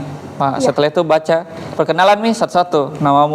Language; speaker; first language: Indonesian; native; Indonesian